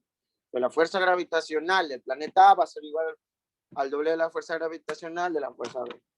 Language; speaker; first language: Spanish; native; Spanish